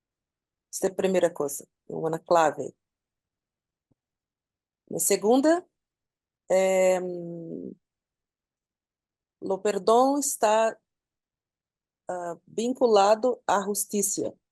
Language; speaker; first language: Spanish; non-native, learner; Portuguese